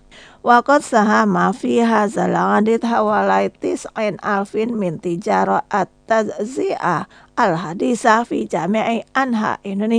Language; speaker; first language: Arabic; non-native, fluent; Indonesian